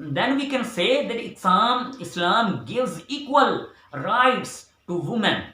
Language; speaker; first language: English; non-native, local second language; Urdu